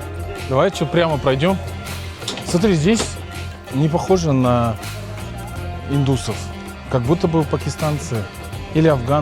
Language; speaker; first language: Russian; native; Russian